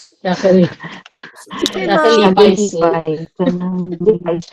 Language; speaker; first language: Chinese; non-native, learner; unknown